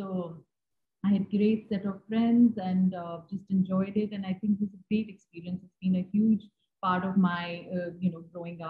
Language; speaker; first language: English; non-native, local second language; Hindi